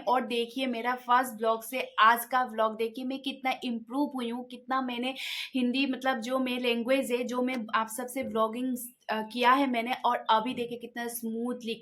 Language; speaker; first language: Hindi; non-native, local second language; Nepali